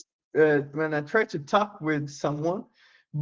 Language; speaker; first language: English; non-native, learner; Portuguese